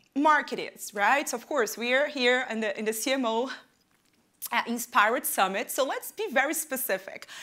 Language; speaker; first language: English; non-native, fluent; Portuguese